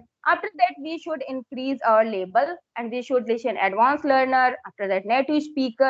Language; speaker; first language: English; non-native, local second language; Hindi